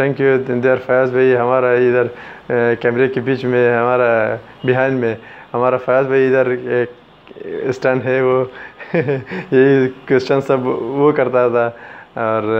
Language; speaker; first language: Hindi; non-native, fluent; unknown